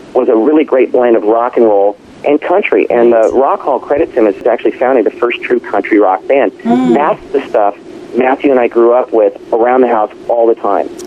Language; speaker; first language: English; native; English